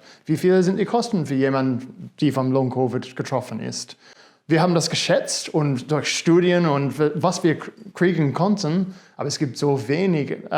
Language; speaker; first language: German; non-native, fluent; English